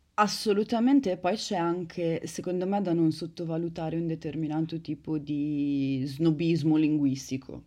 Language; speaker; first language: Italian; native; Italian